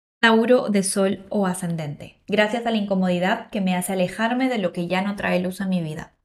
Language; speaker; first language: Spanish; native; Spanish